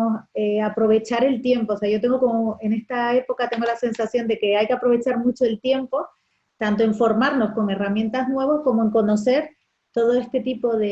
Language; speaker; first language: Spanish; native; Spanish